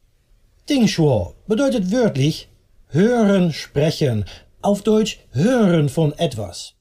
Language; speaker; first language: German; non-native, fluent; Dutch